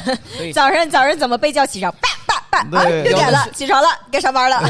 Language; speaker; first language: Chinese; native; Chinese